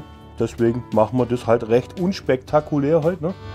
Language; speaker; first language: German; native; German